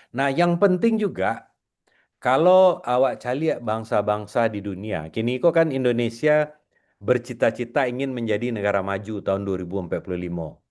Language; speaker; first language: Indonesian; non-native, local second language; Minangkabau